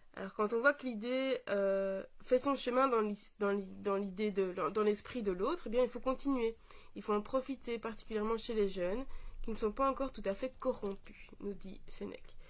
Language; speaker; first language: French; native; French